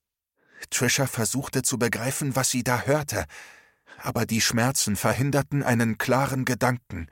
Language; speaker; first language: German; native; German